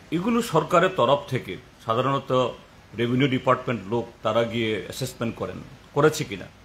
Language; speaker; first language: Bangla; non-native, local second language; Konkani